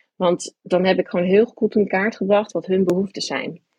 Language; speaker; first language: Dutch; early bilingual, other home language; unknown